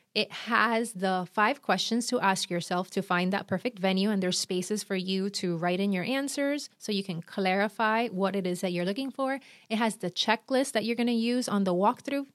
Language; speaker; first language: English; non-native, fluent; Spanish